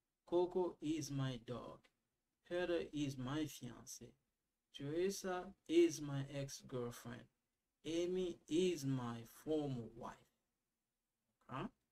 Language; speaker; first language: English; non-native, fluent; Lingala